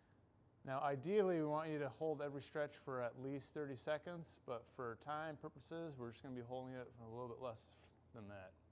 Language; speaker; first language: English; native; English